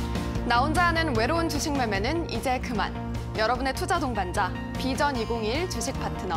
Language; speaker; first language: Korean; native; Korean